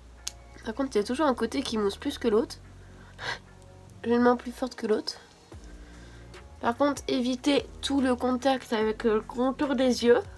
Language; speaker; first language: French; native; French